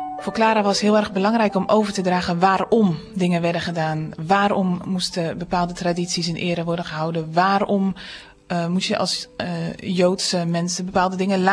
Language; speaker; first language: Dutch; native; Dutch